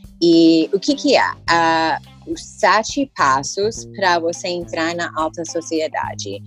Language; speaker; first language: Portuguese; early bilingual, heritage; English